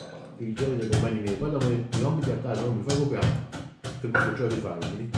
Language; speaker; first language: Italian; native; Italian